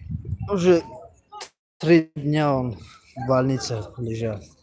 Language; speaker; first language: Russian; non-native, learner; Tajik